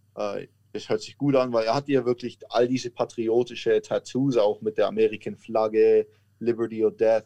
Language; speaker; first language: German; native; German